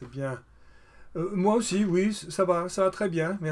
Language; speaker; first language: French; non-native, fluent; English